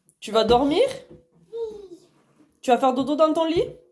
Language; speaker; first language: French; native; French